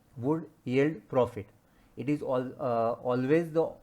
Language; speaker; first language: English; non-native, local second language; Gujarati